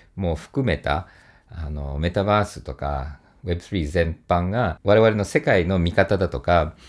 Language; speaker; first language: Japanese; native; Japanese